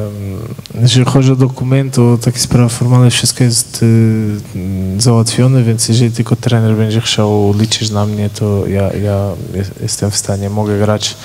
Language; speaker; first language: Polish; non-native, fluent; Portuguese